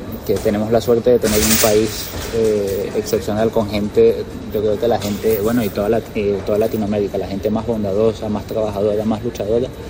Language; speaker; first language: Spanish; native; Spanish